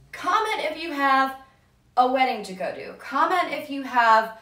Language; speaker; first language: English; native; English